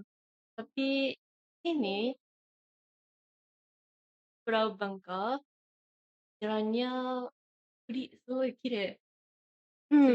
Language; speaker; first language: Indonesian; non-native, learner; Japanese